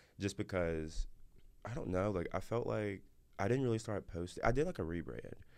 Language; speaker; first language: English; native; English